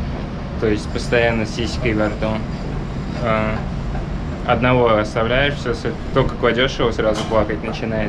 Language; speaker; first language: Russian; native; Russian